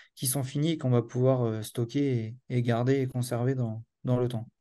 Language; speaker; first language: French; native; French